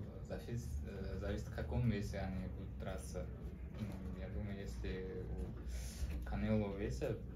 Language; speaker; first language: Russian; non-native, learner; Uzbek